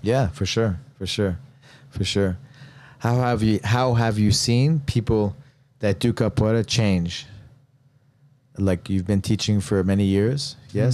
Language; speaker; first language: English; native; English